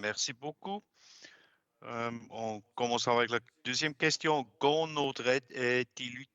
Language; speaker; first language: French; non-native, local second language; German